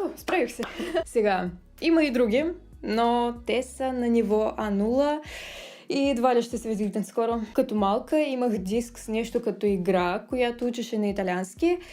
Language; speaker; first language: Bulgarian; early bilingual, other home language; Russian